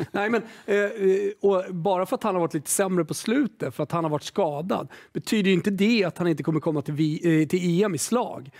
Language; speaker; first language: Swedish; native; Swedish